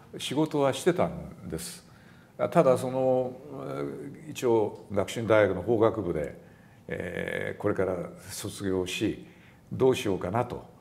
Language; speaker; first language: Japanese; native; Japanese